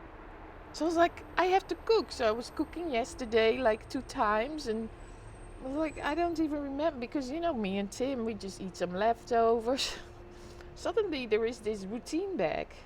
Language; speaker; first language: English; non-native, fluent; Dutch